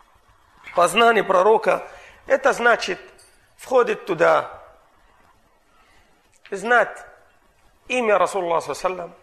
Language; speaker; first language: Russian; non-native, fluent; Arabic